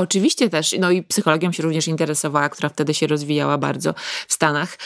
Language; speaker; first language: Polish; native; Polish